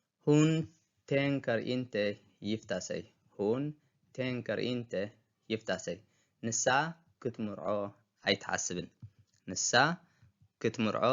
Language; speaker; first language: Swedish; non-native, fluent; Tigrinya